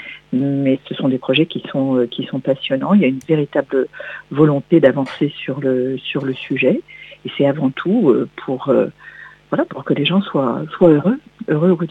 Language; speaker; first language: French; native; French